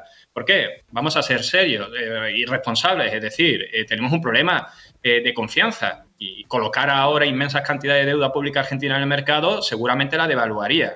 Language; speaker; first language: Spanish; native; Spanish